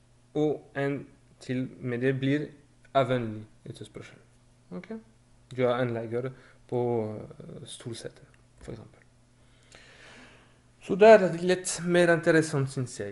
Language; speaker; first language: Norwegian; non-native, learner; French